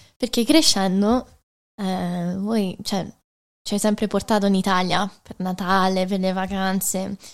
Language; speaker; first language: Italian; early bilingual, heritage; English